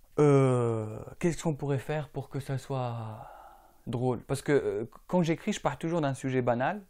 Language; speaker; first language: French; non-native, local second language; Arabic